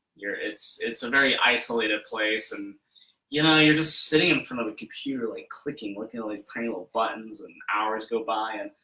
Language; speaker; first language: English; native; English